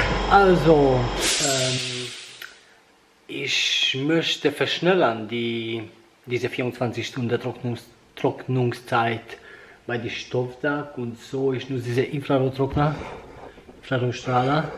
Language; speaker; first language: German; non-native, fluent; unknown